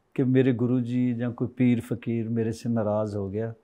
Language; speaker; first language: Hindi; native; Hindi